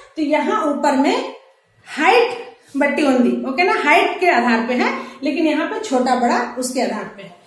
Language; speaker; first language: Hindi; non-native, local second language; Telugu